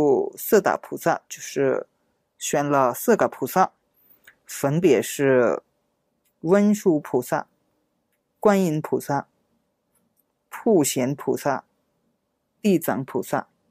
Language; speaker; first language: Chinese; non-native, fluent; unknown